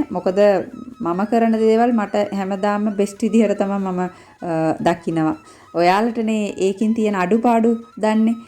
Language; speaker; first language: Sinhala; non-native, local second language; Tamil